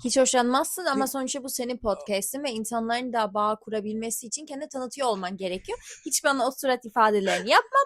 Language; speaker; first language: Turkish; early bilingual, heritage; Turkish